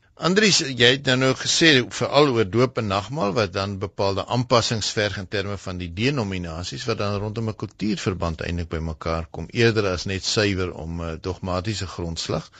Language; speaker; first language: Afrikaans; native; Afrikaans